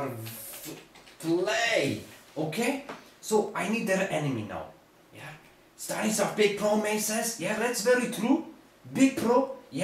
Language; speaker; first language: English; non-native, learner; German